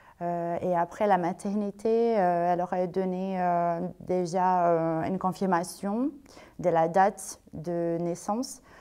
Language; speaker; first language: French; non-native, fluent; Portuguese